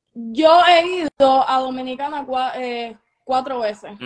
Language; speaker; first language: Spanish; native; Spanish